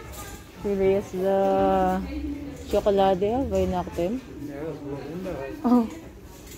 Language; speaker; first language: German; non-native, learner; Filipino